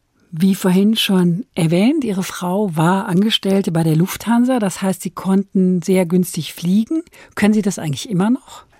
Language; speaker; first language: German; native; German